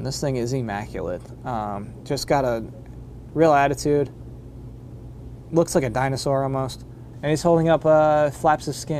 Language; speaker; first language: English; native; English